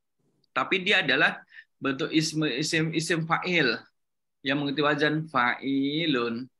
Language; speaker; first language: Indonesian; native; Indonesian